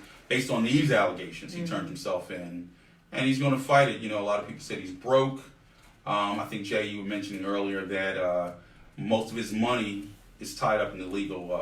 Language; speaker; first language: English; native; English